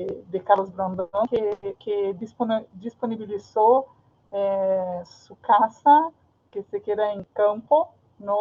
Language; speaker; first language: Spanish; non-native, fluent; Portuguese